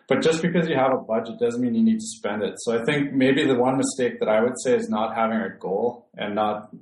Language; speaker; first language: English; native; English